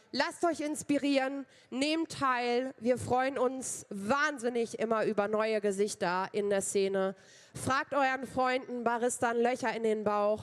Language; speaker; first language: German; native; German